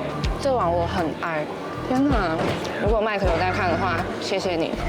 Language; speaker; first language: Chinese; native; Chinese